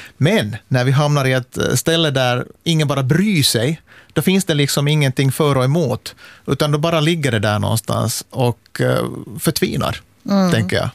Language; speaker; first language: Swedish; native; Swedish